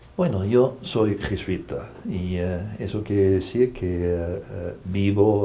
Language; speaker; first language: Spanish; non-native, fluent; German